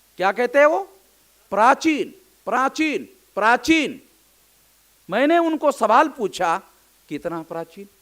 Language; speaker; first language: Hindi; non-native, local second language; Marathi